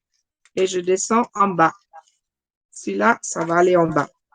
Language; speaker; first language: French; non-native, fluent; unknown